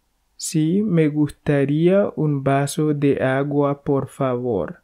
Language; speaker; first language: Spanish; non-native, fluent; Haitian Creole